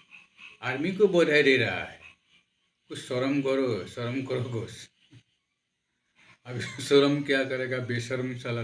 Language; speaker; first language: Hindi; non-native, local second language; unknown